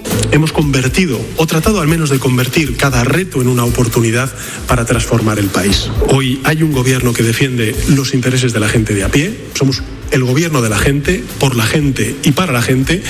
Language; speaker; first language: Spanish; native; Spanish